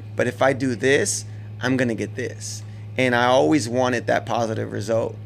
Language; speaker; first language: English; native; English